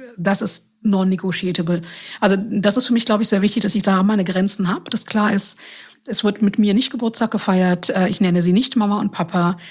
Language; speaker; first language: German; non-native, fluent; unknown